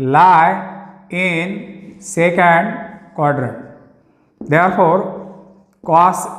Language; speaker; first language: Hindi; non-native, local second language; Marathi